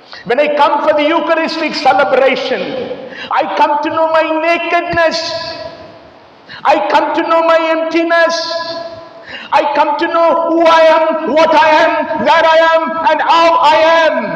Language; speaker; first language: English; non-native, local second language; Tamil